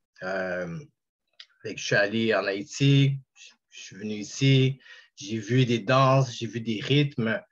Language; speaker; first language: French; native; French